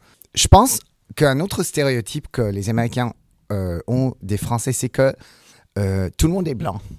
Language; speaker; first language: French; non-native, fluent; English